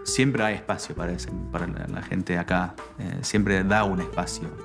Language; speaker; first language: Spanish; non-native, fluent; English